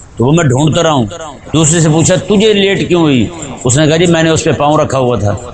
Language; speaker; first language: Urdu; non-native, local second language; Punjabi